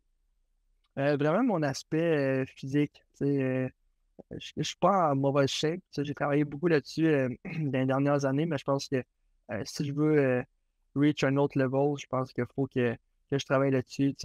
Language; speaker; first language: French; native; French